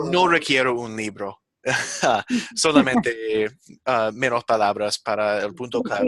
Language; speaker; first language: Spanish; non-native, fluent; English